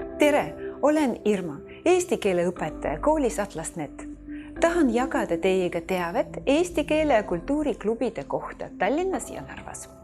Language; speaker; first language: Estonian; non-native, local second language; Russian